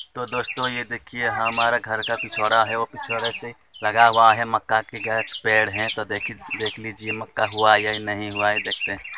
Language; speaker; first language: Hindi; non-native, local second language; Odia